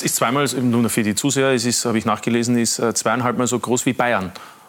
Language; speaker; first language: German; native; German